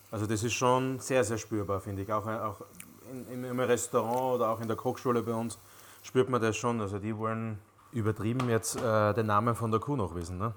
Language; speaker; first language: German; native; German